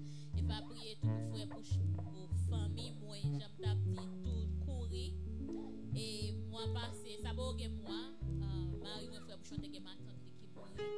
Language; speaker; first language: French; non-native, local second language; Haitian Creole